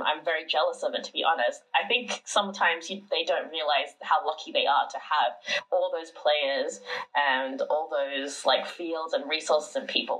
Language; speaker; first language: English; early bilingual, other home language; Chinese